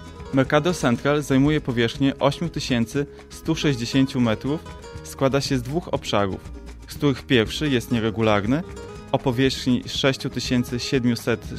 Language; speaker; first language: Polish; native; Polish